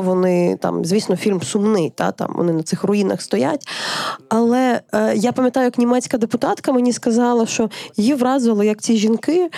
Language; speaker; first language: Ukrainian; native; Ukrainian